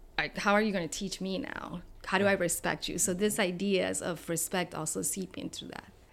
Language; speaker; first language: English; non-native, fluent; Spanish